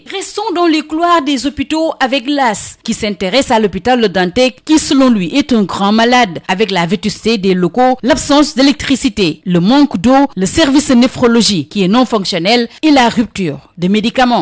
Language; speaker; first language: French; non-native, local second language; Wolof